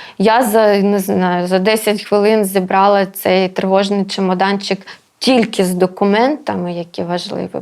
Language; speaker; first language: Ukrainian; non-native, local second language; Russian